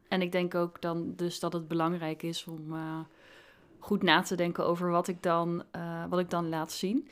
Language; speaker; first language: Dutch; native; Dutch